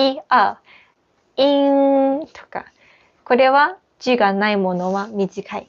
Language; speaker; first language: Japanese; non-native, fluent; Chinese